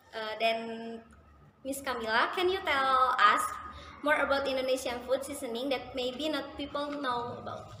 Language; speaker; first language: English; non-native, learner; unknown